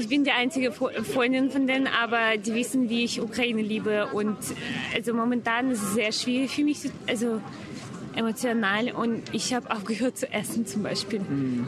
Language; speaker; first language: German; non-native, fluent; Ukrainian